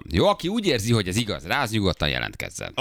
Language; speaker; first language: Hungarian; native; Hungarian